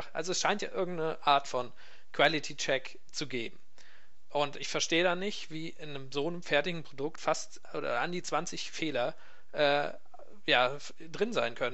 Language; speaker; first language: German; native; German